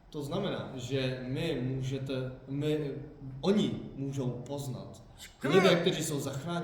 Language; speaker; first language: Czech; non-native, fluent; Korean